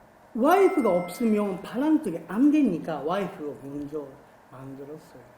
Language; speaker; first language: Korean; non-native, fluent; Japanese